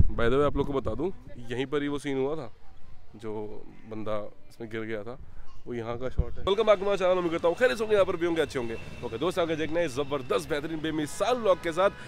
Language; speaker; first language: Hindi; native; Hindi